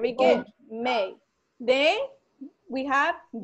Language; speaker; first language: English; non-native, learner; Spanish